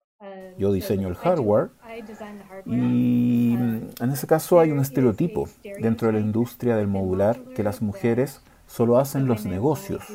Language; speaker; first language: Spanish; non-native, learner; English